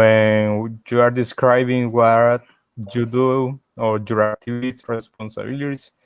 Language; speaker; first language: English; non-native, learner; Spanish